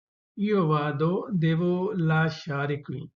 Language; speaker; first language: Italian; non-native, fluent; Urdu